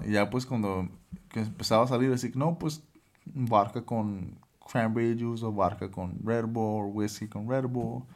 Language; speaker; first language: Spanish; early bilingual, other home language; English